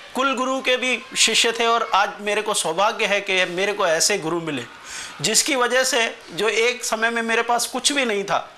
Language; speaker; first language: Hindi; non-native, local second language; Sindhi